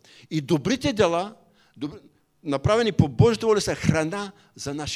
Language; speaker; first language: Bulgarian; native; Bulgarian